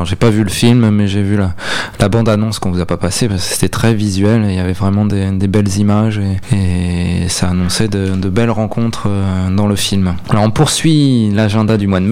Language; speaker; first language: French; native; French